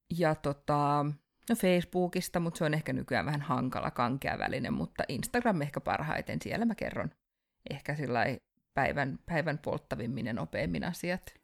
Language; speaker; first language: Finnish; native; Finnish